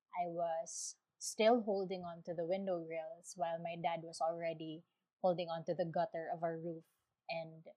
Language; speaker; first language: English; non-native, local second language; Waray